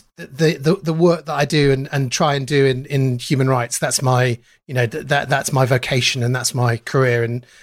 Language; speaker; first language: English; native; English